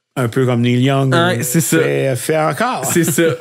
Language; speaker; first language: French; native; French